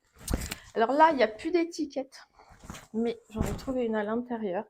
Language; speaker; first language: French; native; French